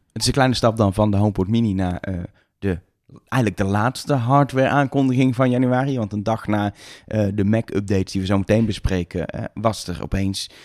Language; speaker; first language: Dutch; native; Dutch